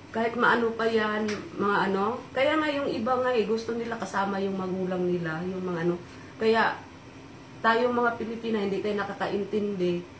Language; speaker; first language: Filipino; non-native, local second language; Cebuano